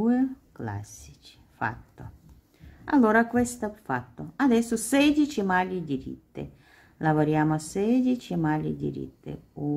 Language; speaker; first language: Italian; non-native, learner; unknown